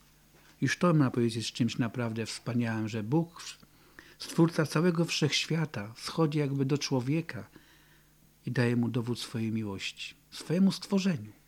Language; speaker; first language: Polish; native; Polish